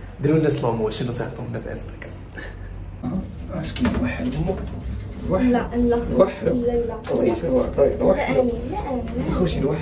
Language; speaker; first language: Arabic; native; Arabic